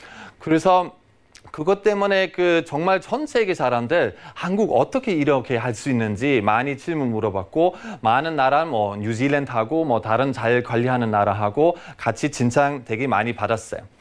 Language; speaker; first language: Korean; non-native, fluent; German